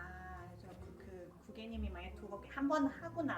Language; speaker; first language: Korean; non-native, fluent; Chinese